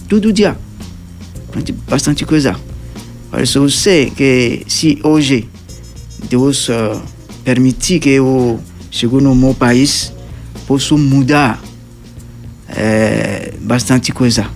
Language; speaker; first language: Portuguese; non-native, learner; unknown